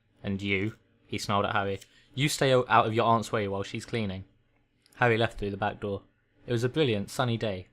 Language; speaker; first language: English; native; English